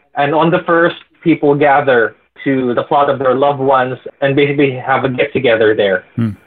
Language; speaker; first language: English; non-native, local second language; Filipino